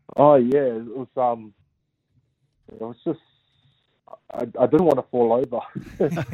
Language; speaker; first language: English; native; English